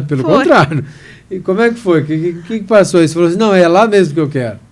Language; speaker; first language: Portuguese; native; Portuguese